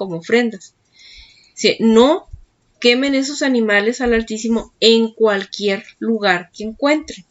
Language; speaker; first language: Spanish; native; Spanish